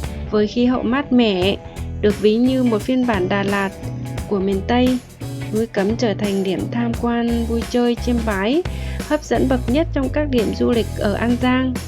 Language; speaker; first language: Vietnamese; native; Vietnamese